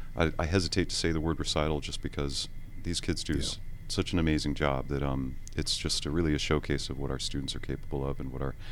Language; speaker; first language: English; native; English